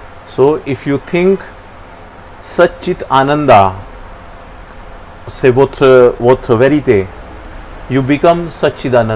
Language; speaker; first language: French; non-native, learner; Hindi